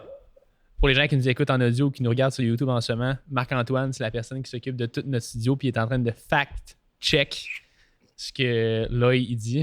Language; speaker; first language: French; native; French